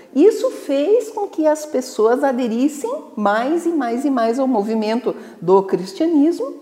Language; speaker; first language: Portuguese; native; Portuguese